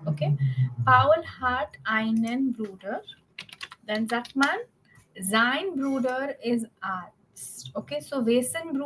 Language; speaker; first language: German; non-native, fluent; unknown